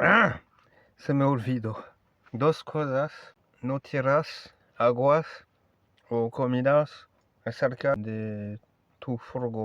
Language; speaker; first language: Spanish; non-native, learner; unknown